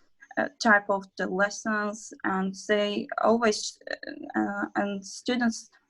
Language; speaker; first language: English; non-native, learner; Azerbaijani